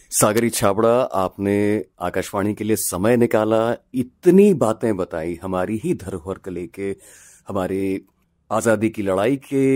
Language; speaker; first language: Hindi; native; Hindi